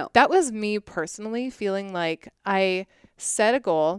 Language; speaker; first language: English; native; English